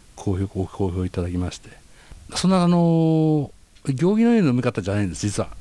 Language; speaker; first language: Japanese; native; Japanese